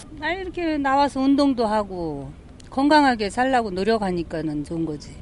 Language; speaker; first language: Korean; native; Korean